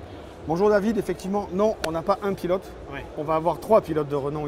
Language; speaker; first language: French; native; French